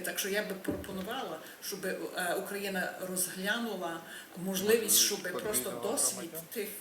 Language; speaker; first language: Ukrainian; early bilingual, heritage; Ukrainian